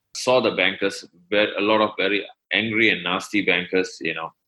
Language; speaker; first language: English; non-native, local second language; Tamil